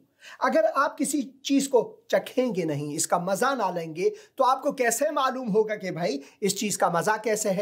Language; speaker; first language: Hindi; non-native, fluent; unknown